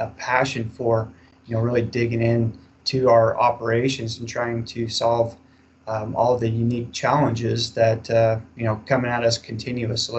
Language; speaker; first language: English; native; English